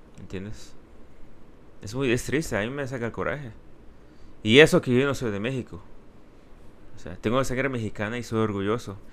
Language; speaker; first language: Spanish; early bilingual, heritage; Spanish